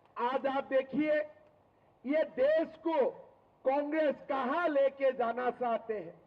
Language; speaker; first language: Hindi; non-native, local second language; Assamese